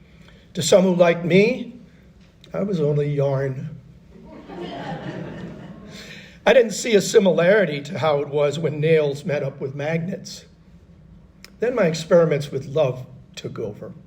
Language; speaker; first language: English; native; English